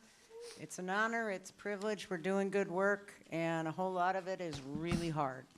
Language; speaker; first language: English; native; English